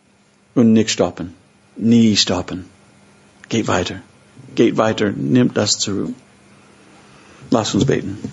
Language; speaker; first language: German; non-native, fluent; English